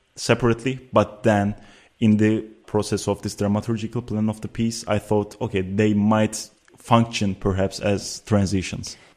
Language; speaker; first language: English; non-native, fluent; Turkish